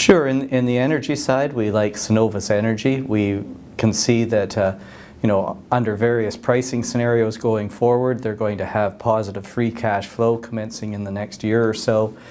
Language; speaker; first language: English; native; English